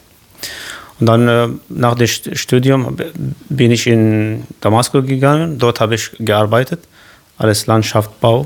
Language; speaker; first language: German; non-native, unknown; Kurdish